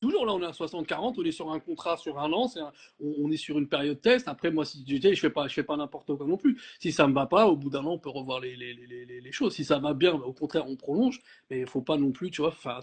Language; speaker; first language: French; native; French